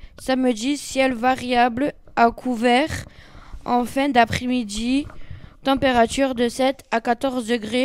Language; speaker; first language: French; native; French